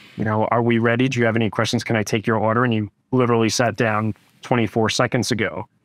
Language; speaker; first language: English; native; English